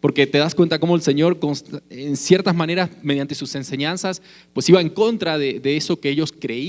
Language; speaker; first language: Spanish; native; Spanish